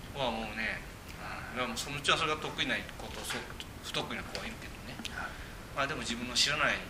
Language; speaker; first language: Japanese; early bilingual, other home language; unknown